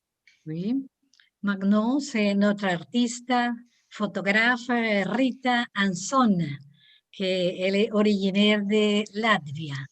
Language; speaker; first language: French; non-native, learner; Spanish